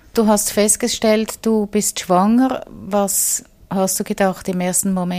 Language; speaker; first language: German; native; German